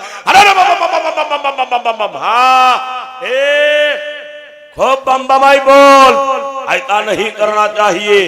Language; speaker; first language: Hindi; native; Hindi